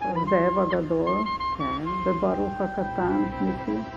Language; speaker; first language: Hebrew; non-native, learner; Hungarian